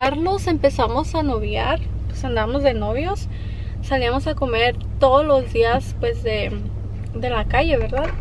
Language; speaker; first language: Spanish; early bilingual, heritage; Spanish